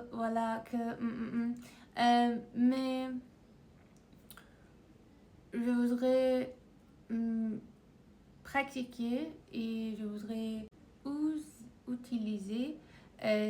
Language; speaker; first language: French; non-native, learner; Persian